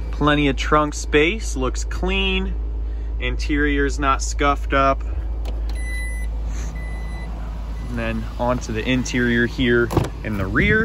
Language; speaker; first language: English; native; English